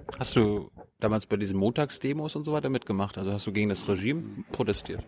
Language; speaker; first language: German; native; German